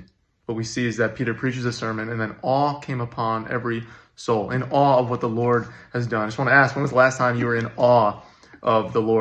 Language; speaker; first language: English; native; English